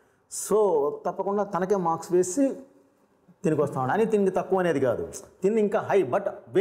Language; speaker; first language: Telugu; native; Telugu